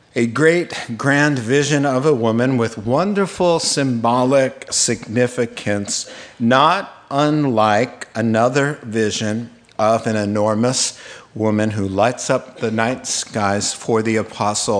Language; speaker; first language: English; native; English